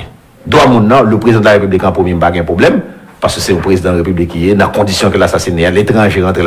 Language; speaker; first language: French; non-native, local second language; Haitian Creole